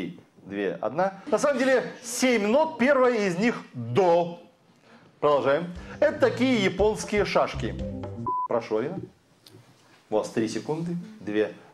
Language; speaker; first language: Russian; native; Russian